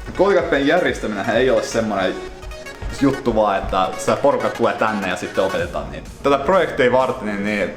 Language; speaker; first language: Finnish; non-native, local second language; Swedish